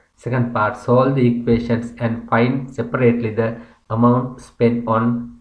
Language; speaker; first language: English; non-native, local second language; Sinhala